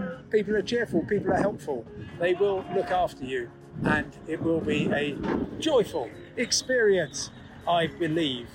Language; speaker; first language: English; native; English